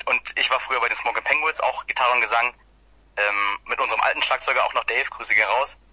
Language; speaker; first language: German; native; German